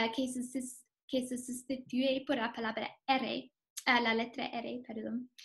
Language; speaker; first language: Spanish; non-native, fluent; English